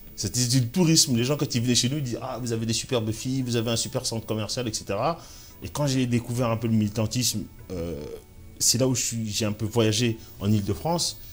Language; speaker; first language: French; early bilingual, other home language; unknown